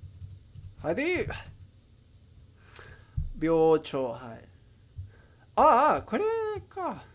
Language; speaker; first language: Japanese; non-native, learner; English